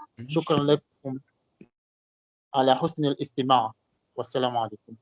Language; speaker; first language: Arabic; non-native, learner; Comorian